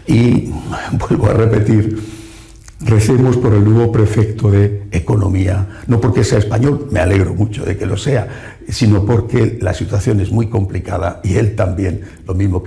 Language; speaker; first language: Spanish; native; Spanish